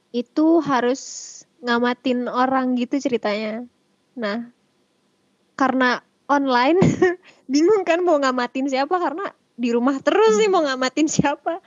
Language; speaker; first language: Indonesian; native; Indonesian